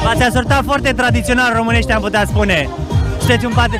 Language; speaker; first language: Romanian; native; Romanian